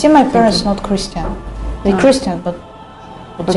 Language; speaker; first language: English; non-native, learner; Russian